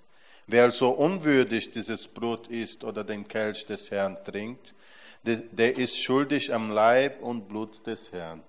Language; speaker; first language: German; non-native, fluent; Portuguese